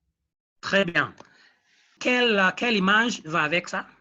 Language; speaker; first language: French; non-native, fluent; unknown